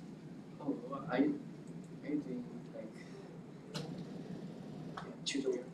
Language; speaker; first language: English; non-native, local second language; Japanese